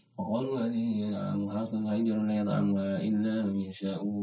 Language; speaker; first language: Arabic; non-native, learner; Indonesian